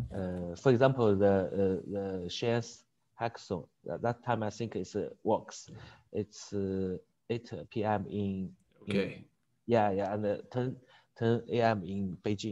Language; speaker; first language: English; non-native, learner; Chinese